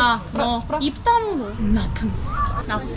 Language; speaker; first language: Korean; non-native, learner; Russian